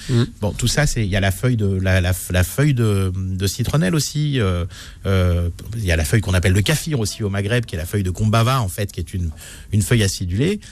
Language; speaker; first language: French; native; French